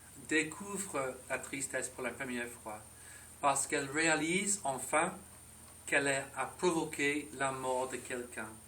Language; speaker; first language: French; non-native, fluent; English